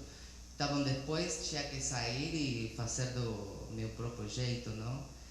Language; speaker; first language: Portuguese; non-native, learner; Spanish